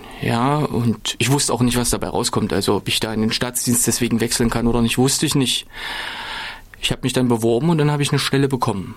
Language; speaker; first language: German; native; German